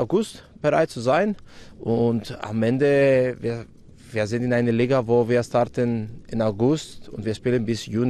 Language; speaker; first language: German; non-native, fluent; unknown